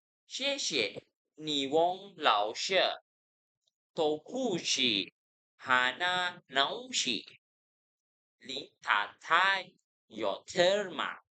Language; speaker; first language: Chinese; non-native, learner; Malay